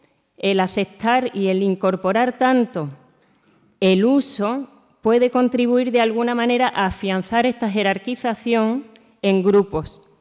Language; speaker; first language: Spanish; native; Spanish